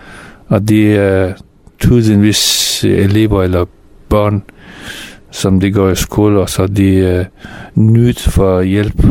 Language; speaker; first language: Danish; non-native, fluent; Persian